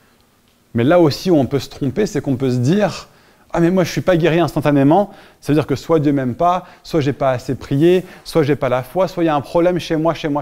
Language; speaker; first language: French; native; French